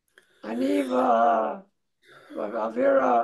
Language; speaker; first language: Hebrew; non-native, learner; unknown